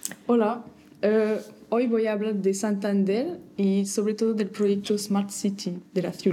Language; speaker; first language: Spanish; non-native, fluent; French